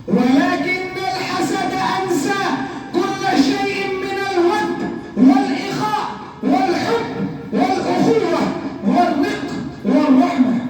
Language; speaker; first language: Arabic; non-native, learner; Urdu